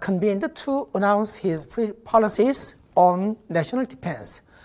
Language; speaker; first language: English; non-native, fluent; Korean